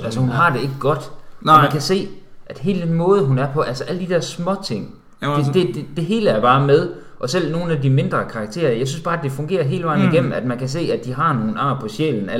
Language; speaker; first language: Danish; native; Danish